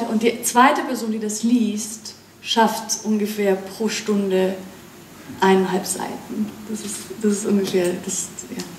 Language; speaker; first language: German; non-native, fluent; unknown